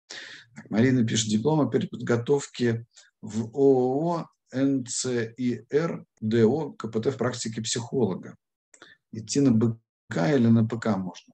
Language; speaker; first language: Russian; native; Russian